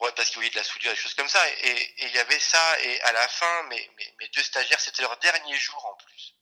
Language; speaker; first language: French; native; French